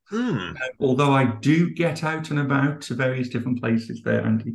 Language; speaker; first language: English; native; English